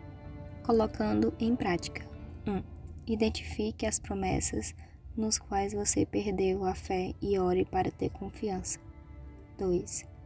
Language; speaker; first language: Portuguese; native; Portuguese